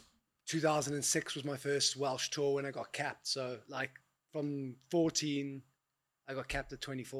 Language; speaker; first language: English; native; English